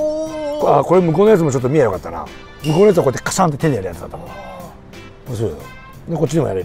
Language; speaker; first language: Japanese; native; Japanese